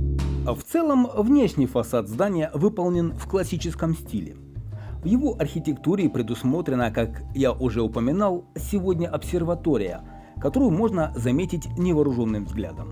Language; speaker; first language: Russian; native; Russian